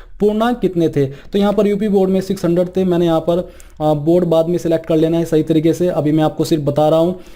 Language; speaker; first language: Hindi; native; Hindi